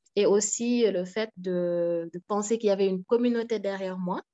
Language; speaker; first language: French; non-native, local second language; Wolof